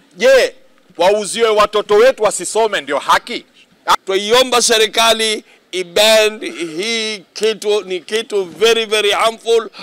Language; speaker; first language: Swahili; native; Swahili